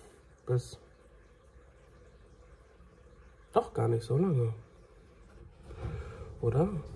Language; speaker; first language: German; native; German